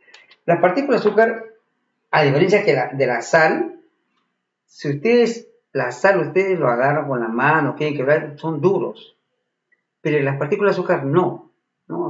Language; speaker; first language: Spanish; native; Spanish